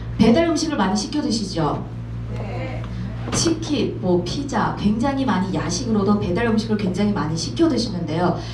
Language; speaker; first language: Korean; native; Korean